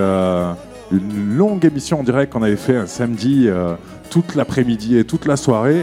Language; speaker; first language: French; native; French